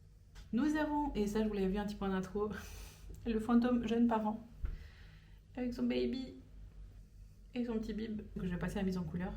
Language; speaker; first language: French; native; French